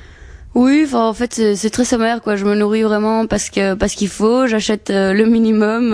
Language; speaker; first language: French; native; French